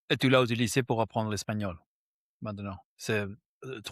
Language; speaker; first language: French; non-native, fluent; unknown